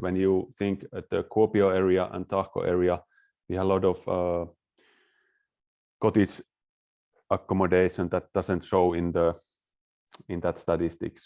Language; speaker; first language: English; non-native, fluent; Finnish